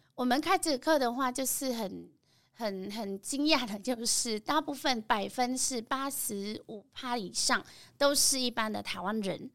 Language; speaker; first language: Chinese; non-native, fluent; Vietnamese